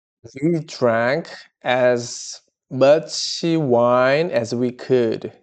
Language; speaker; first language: English; non-native, learner; Korean